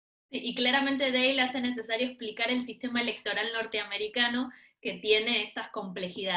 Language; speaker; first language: Spanish; native; Spanish